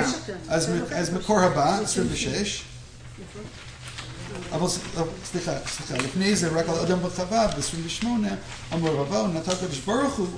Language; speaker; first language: Hebrew; non-native, fluent; English